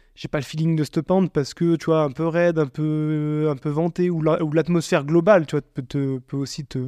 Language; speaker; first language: French; native; French